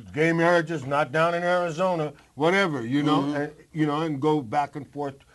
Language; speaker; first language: English; native; English